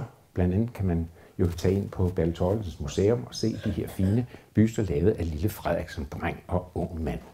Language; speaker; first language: Danish; native; Danish